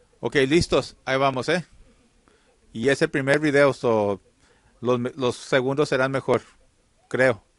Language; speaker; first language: Spanish; early bilingual, heritage; Spanish